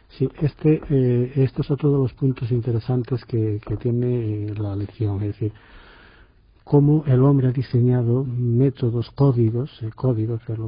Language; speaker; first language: Spanish; native; Spanish